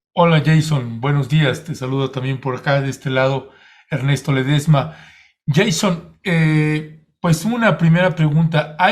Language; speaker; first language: Spanish; native; Spanish